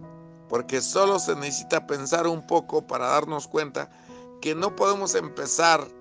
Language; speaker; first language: Spanish; native; Spanish